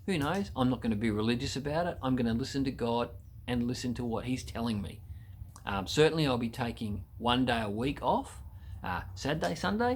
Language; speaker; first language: English; native; English